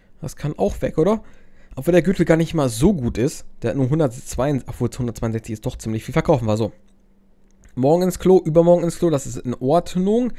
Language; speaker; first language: German; native; German